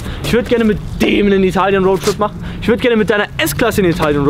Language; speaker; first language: German; native; German